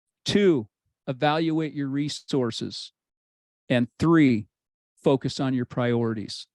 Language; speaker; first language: English; native; English